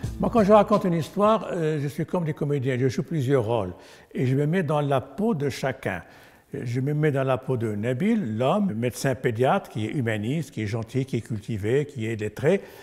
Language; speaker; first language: French; non-native, local second language; Arabic